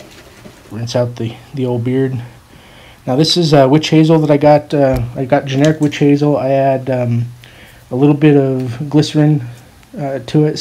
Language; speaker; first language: English; native; English